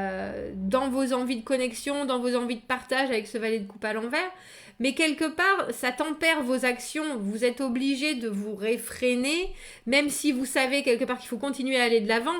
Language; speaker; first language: French; native; French